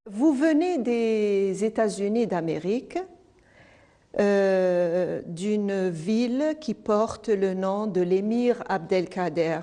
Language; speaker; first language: French; non-native, local second language; Arabic